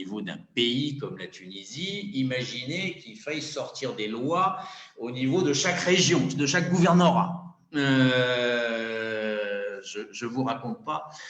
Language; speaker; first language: French; native; French